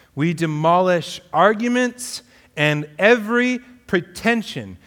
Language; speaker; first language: English; native; English